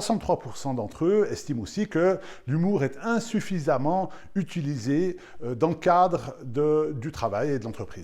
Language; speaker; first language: French; native; French